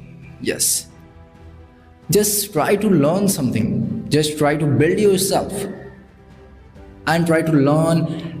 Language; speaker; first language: English; non-native, learner; Bhojpuri